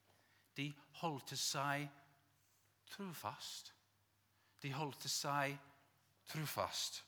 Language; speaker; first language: Norwegian; non-native, fluent; English